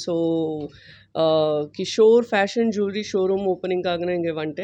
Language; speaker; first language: Tamil; non-native, fluent; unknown